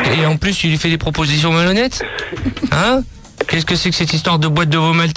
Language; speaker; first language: French; native; French